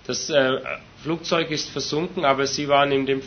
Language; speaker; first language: German; native; German